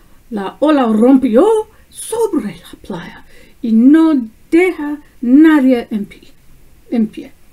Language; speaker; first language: Spanish; non-native, learner; English